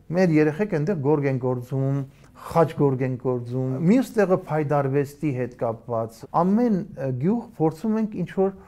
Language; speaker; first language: Armenian; early bilingual, heritage; Armenian